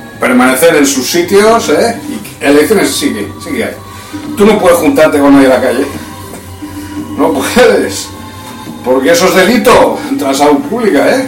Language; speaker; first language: Spanish; native; Spanish